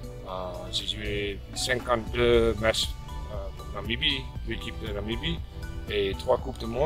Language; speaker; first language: French; non-native, learner; Afrikaans